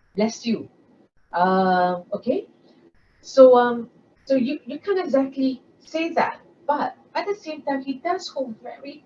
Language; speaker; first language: English; non-native, local second language; Malay